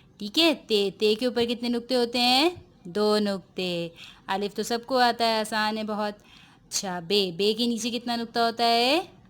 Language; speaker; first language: Urdu; native; Urdu